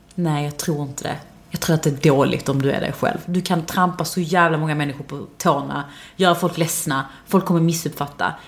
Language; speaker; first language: Swedish; early bilingual, other home language; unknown